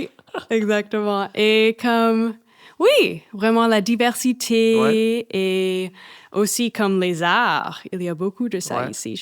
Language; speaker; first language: French; non-native, fluent; English